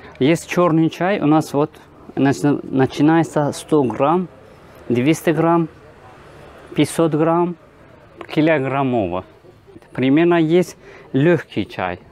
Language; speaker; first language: Russian; non-native, learner; Turkish